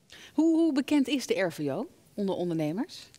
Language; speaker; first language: Dutch; native; Dutch